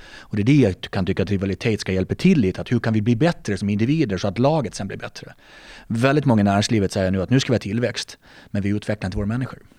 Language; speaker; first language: Swedish; native; Swedish